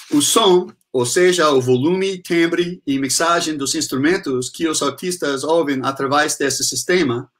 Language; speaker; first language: Portuguese; non-native, fluent; English